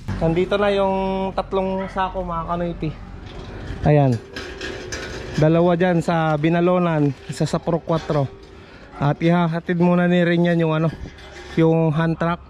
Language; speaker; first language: Filipino; non-native, local second language; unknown